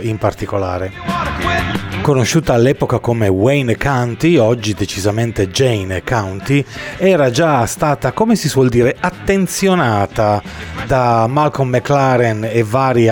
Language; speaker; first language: Italian; native; Italian